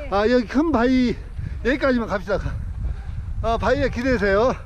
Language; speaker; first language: Korean; native; Korean